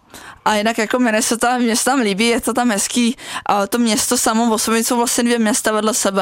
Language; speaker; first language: Czech; native; Czech